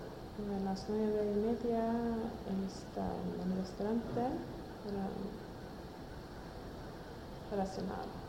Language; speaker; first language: Spanish; non-native, learner; Swedish